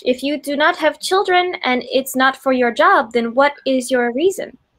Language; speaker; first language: English; non-native, fluent; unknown